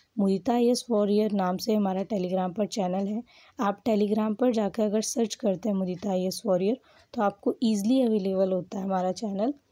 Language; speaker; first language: Hindi; native; Hindi